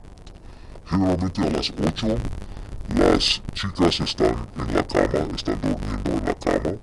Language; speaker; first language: Spanish; non-native, fluent; English